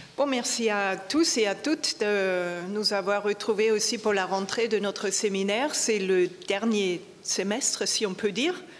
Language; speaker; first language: French; non-native, fluent; German